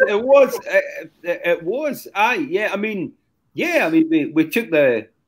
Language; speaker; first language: English; native; English